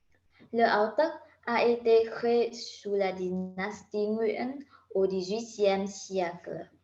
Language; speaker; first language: French; non-native, learner; Vietnamese